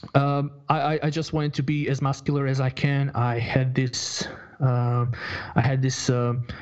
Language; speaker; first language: English; non-native, fluent; Croatian